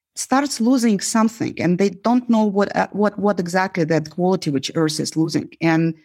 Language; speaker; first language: English; non-native, fluent; Uzbek